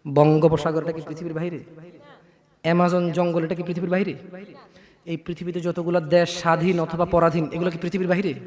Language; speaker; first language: Bangla; early bilingual, heritage; Bangla